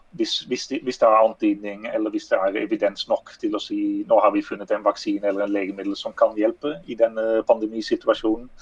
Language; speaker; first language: Norwegian; non-native, fluent; Dutch